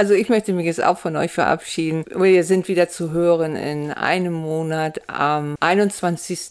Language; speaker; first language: German; native; German